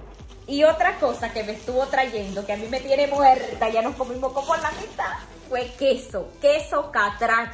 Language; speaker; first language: Spanish; native; Spanish